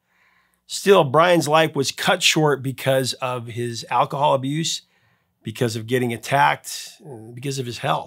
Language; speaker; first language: English; native; English